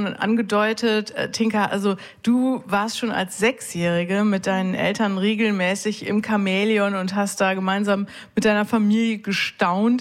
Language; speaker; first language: German; native; German